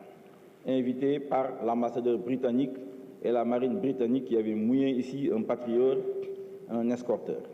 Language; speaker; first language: French; non-native, local second language; Wolof